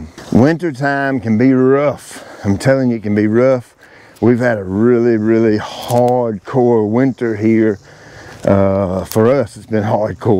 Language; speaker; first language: English; native; English